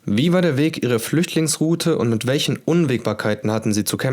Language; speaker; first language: German; native; German